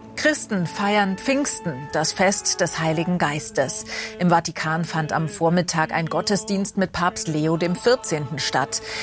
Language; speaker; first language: German; native; German